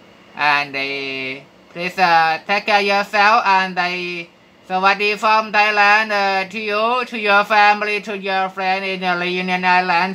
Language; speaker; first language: English; non-native, learner; Thai